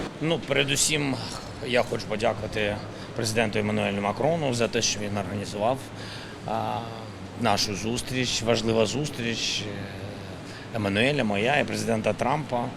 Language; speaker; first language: Ukrainian; non-native, local second language; Russian